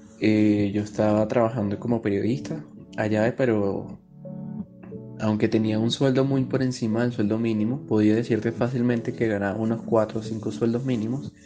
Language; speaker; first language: Spanish; native; Spanish